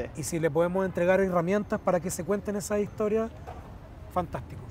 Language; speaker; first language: Spanish; native; Spanish